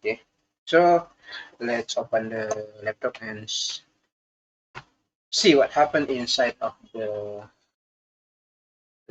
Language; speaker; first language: English; non-native, learner; Indonesian